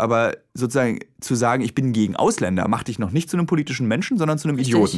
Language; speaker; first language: German; native; German